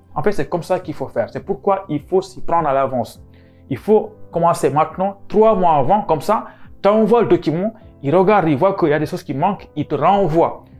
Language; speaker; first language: French; non-native, local second language; Wolof